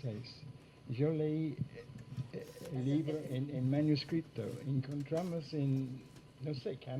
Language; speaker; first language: Spanish; non-native, fluent; English